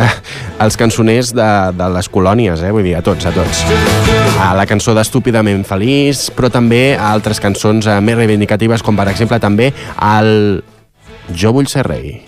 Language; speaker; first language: Catalan; native; Catalan